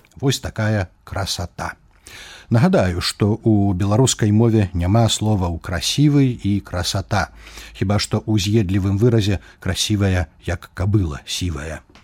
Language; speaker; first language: Belarusian; native; Belarusian